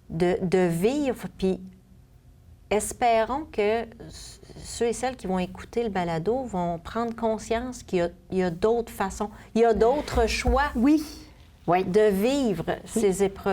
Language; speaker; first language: French; native; French